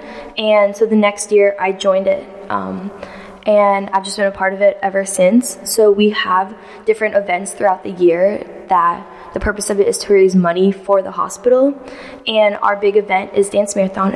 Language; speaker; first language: English; native; English